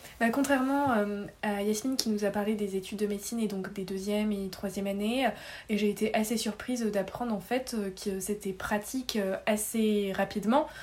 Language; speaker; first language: French; native; French